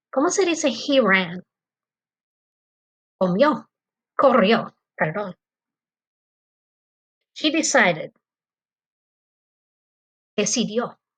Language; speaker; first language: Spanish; non-native, fluent; English